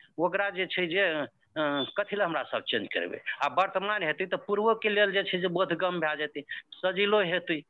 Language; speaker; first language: Maithili; non-native, local second language; Rana Tharu